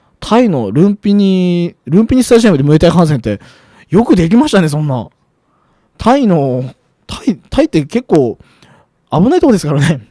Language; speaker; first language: Japanese; native; Japanese